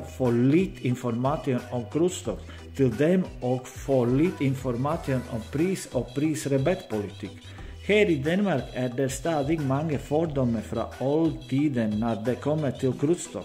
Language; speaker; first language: Swedish; non-native, learner; Danish